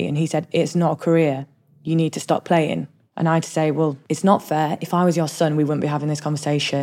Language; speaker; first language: English; native; English